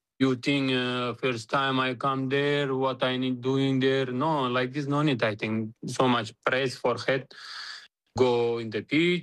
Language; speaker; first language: English; non-native, learner; Uzbek